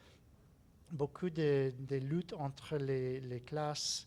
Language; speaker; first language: French; non-native, learner; English